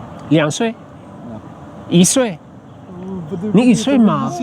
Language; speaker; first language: Chinese; non-native, fluent; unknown